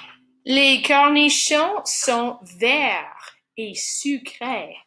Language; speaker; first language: French; non-native, fluent; English